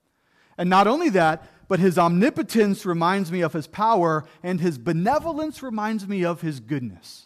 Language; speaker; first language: English; native; English